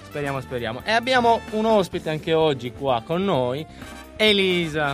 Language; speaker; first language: Italian; native; Italian